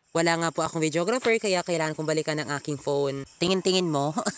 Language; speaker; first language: Filipino; non-native, local second language; Bikol